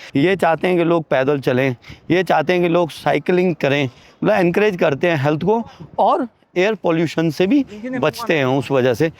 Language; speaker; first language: Hindi; native; Hindi